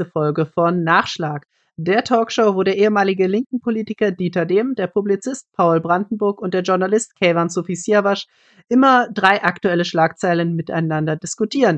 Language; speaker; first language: German; native; German